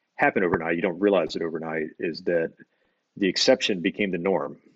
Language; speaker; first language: English; native; English